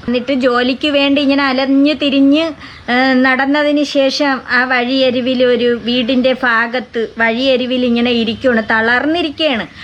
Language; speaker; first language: Malayalam; native; Malayalam